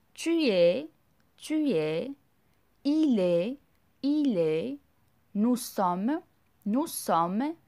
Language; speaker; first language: French; non-native, local second language; Arabic